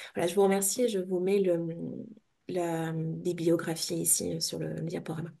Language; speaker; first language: French; native; French